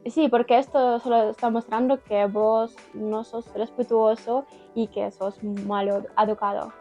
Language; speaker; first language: Spanish; non-native, learner; Ukrainian